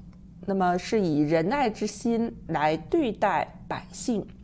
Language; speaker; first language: Chinese; native; Chinese